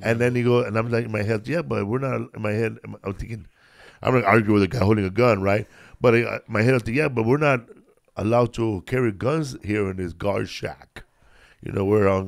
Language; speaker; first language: English; early bilingual, other home language; Spanish